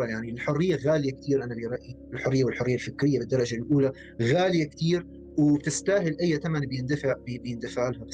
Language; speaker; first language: Arabic; native; Arabic